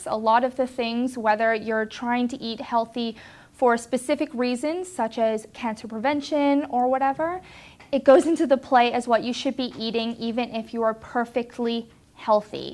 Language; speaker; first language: English; native; English